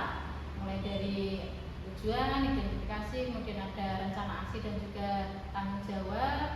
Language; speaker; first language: Indonesian; non-native, local second language; Javanese